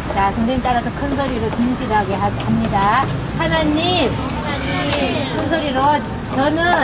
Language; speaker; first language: Korean; native; Korean